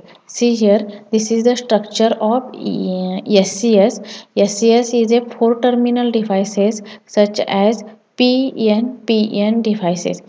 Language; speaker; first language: English; non-native, local second language; Marathi